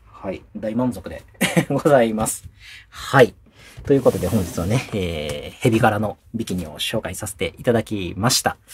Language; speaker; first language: Japanese; native; Japanese